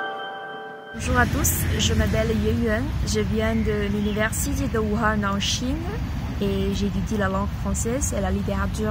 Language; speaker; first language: French; non-native, fluent; Chinese